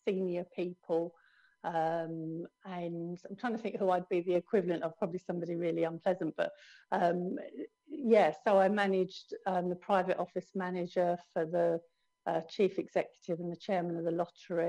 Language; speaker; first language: English; native; English